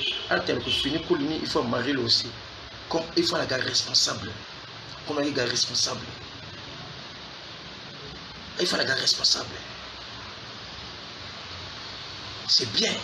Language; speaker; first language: French; non-native, local second language; Sango